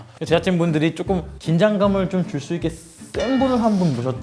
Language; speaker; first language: Korean; native; Korean